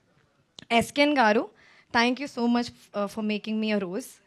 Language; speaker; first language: Telugu; non-native, local second language; Hindi